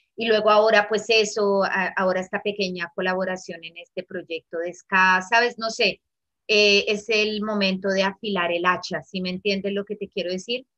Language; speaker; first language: Spanish; early bilingual, heritage; Italian